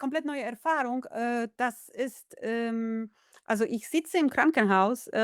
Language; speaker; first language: German; non-native, fluent; Polish